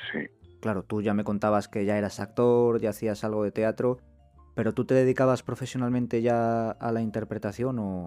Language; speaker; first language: Spanish; native; Spanish